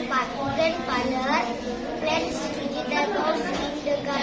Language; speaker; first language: English; non-native, learner; Indonesian